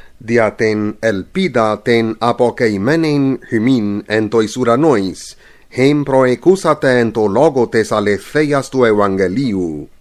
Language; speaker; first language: Greek; non-native, learner; English